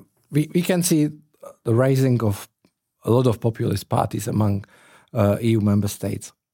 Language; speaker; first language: English; non-native, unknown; Czech